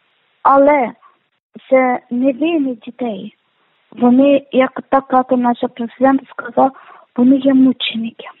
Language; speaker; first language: Ukrainian; non-native, learner; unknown